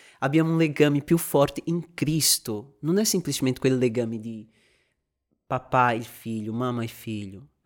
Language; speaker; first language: Italian; non-native, fluent; Portuguese